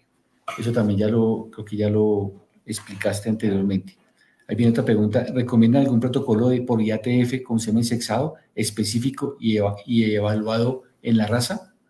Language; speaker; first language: Spanish; native; Spanish